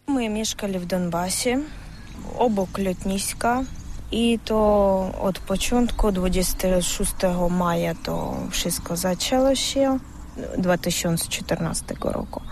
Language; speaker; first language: Polish; non-native, learner; Russian